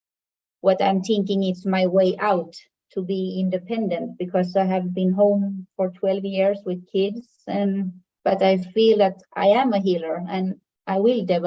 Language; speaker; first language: English; non-native, fluent; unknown